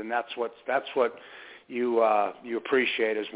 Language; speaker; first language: English; native; English